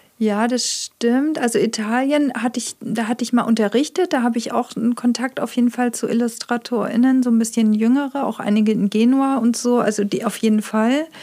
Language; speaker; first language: German; native; German